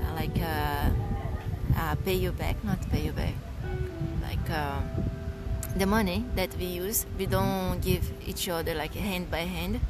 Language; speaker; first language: English; non-native, learner; Portuguese